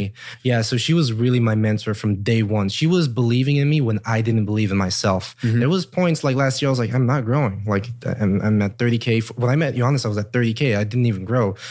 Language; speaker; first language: English; early bilingual, heritage; English